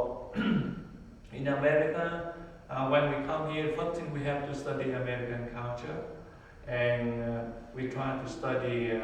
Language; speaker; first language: English; non-native, learner; Vietnamese